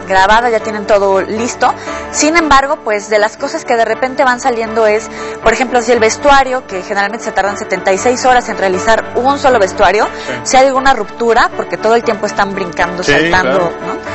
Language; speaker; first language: Spanish; native; Spanish